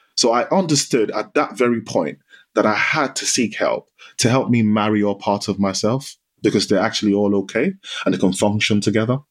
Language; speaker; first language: English; non-native, local second language; Yoruba